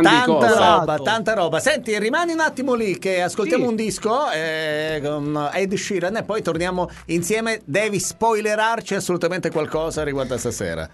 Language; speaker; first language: Italian; native; Italian